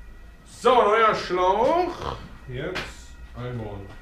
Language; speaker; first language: German; native; German